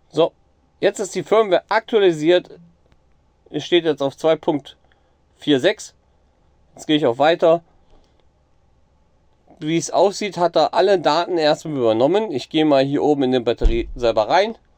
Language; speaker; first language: German; native; German